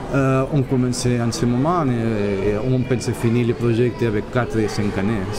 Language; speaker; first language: French; non-native, learner; Catalan